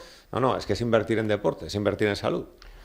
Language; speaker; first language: Spanish; native; Spanish